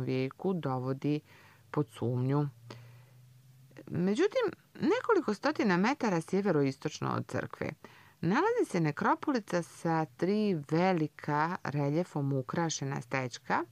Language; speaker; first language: Croatian; native; Croatian